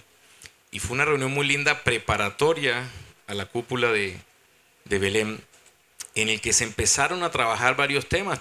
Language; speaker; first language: Spanish; native; Spanish